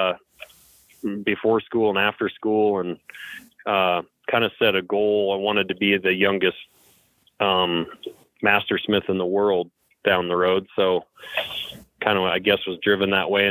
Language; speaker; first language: English; native; English